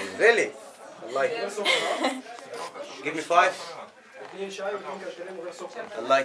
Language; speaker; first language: English; non-native, learner; Arabic